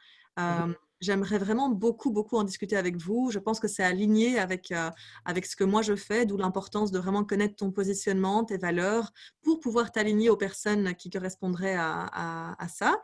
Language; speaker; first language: French; native; French